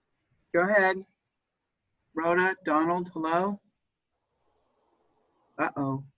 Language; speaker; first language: English; native; English